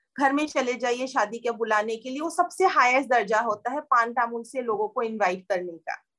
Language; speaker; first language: Hindi; non-native, local second language; Assamese